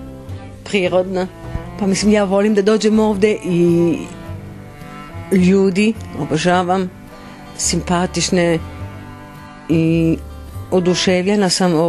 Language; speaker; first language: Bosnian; non-native, learner; French